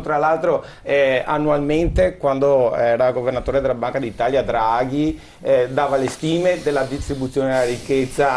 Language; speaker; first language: Italian; native; Italian